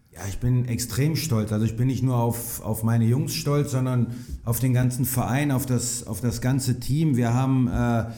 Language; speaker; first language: German; native; German